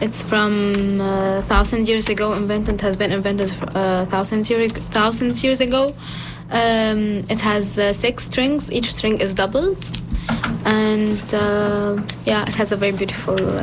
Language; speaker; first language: English; non-native, learner; Arabic